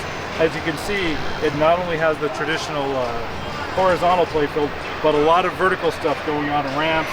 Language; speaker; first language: English; native; English